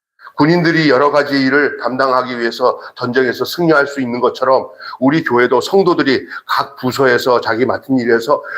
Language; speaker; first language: Korean; native; Korean